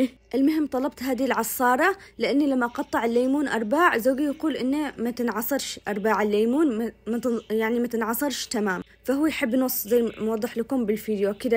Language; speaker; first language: Arabic; native; Arabic